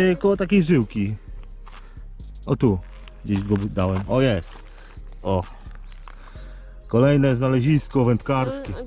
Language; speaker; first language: Polish; native; Polish